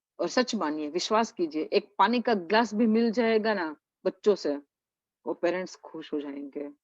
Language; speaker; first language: Hindi; non-native, local second language; Gujarati